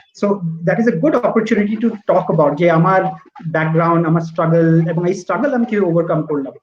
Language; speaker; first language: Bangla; native; Bangla